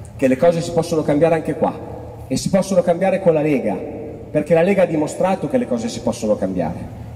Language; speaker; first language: Italian; native; Italian